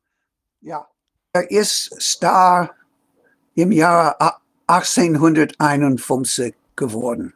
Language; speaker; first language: German; non-native, fluent; English